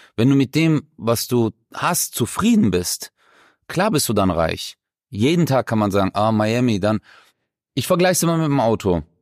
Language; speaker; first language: German; early bilingual, other home language; Turkish